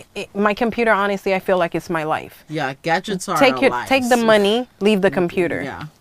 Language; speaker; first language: English; early bilingual, other home language; Haitian Creole